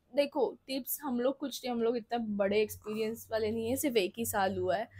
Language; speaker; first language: Hindi; non-native, local second language; Marathi